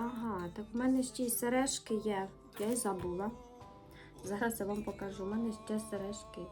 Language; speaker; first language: Ukrainian; native; Ukrainian